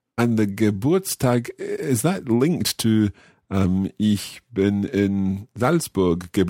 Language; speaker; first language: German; non-native, learner; English